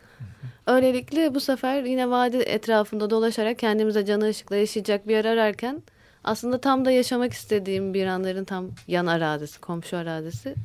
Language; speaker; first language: Turkish; native; Turkish